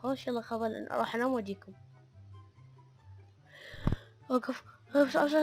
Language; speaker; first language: Arabic; native; Arabic